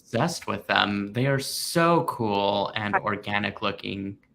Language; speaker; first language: English; native; English